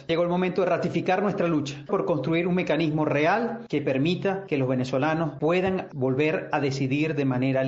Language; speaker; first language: Spanish; native; Spanish